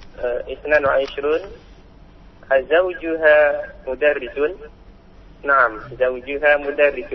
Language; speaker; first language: Arabic; non-native, learner; Indonesian